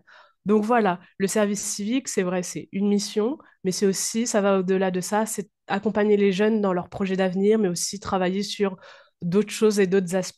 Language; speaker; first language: French; native; French